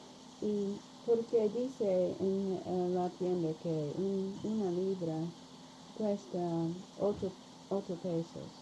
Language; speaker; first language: Spanish; non-native, learner; English